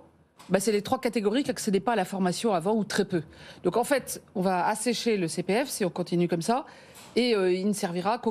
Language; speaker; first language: French; native; French